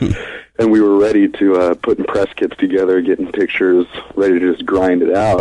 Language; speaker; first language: English; native; English